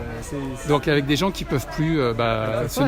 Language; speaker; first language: French; native; French